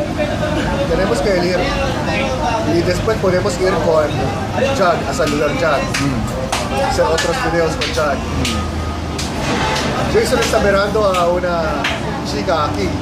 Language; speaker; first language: Spanish; non-native, fluent; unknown